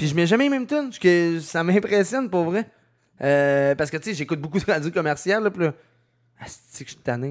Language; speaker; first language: French; native; French